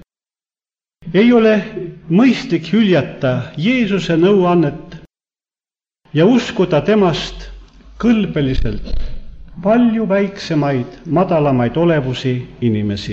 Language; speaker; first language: Estonian; native; Estonian